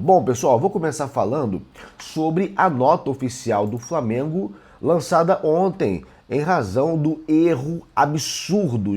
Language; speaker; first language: Portuguese; native; Portuguese